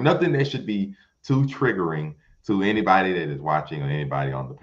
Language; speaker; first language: English; native; English